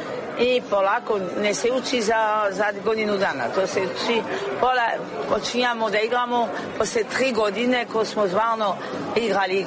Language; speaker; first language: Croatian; non-native, learner; French